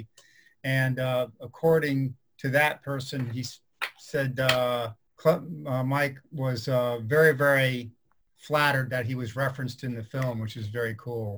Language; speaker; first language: English; native; English